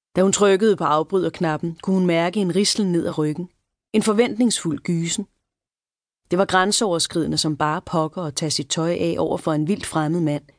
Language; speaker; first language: Danish; native; Danish